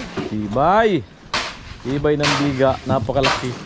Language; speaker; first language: Filipino; native; Filipino